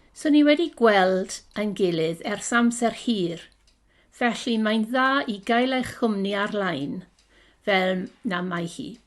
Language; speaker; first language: Welsh; non-native, local second language; English